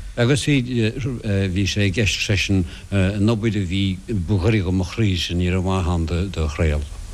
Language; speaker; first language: Irish; non-native, local second language; English